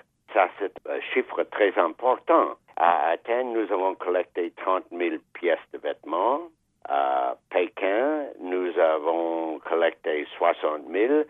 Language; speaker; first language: French; non-native, fluent; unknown